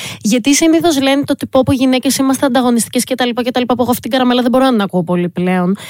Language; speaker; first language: Greek; native; Greek